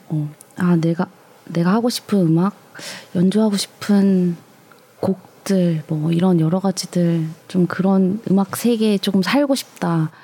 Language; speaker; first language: Korean; native; Korean